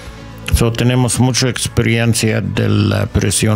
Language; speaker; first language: Spanish; non-native, learner; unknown